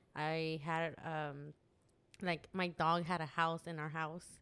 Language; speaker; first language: English; early bilingual, other home language; Spanish